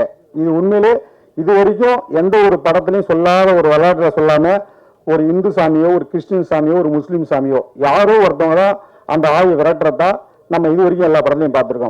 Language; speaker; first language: Tamil; native; Tamil